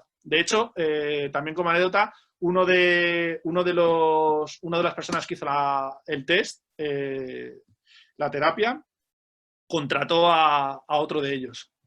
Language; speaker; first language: Spanish; native; Spanish